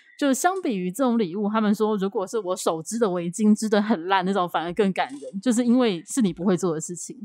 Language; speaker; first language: Chinese; native; Chinese